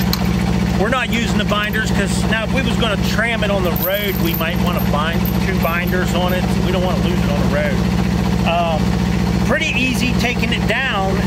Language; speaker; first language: English; native; English